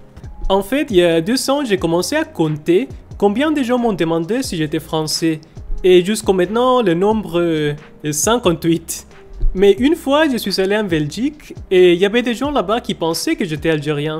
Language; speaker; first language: French; non-native, fluent; Spanish